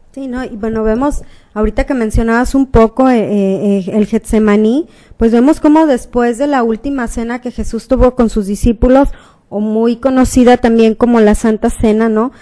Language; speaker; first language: Spanish; native; Spanish